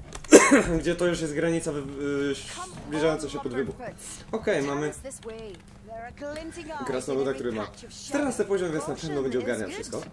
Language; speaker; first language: Polish; native; Polish